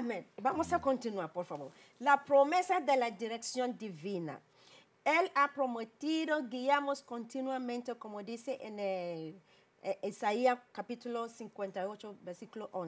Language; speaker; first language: Spanish; non-native, learner; English